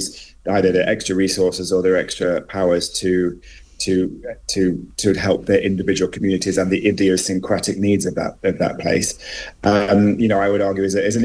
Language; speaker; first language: English; native; English